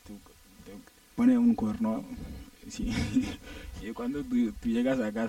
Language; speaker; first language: Spanish; non-native, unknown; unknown